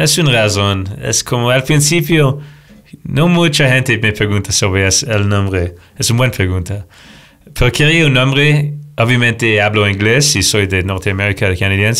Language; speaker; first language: Spanish; non-native, fluent; English